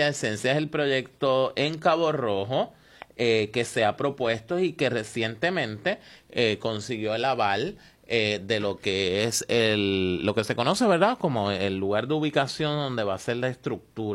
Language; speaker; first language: Spanish; native; Spanish